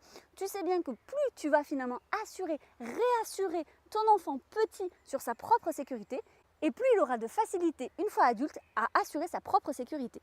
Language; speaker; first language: French; native; French